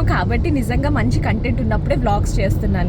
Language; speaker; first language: Telugu; native; Telugu